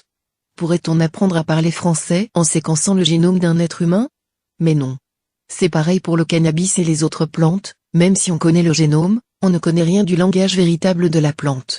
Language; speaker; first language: French; native; French